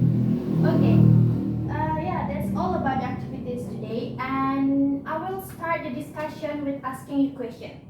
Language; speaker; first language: English; non-native, learner; Indonesian